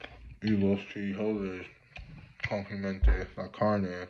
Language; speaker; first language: Spanish; non-native, learner; English